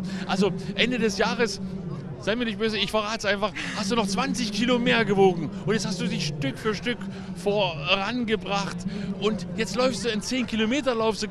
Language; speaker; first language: German; native; German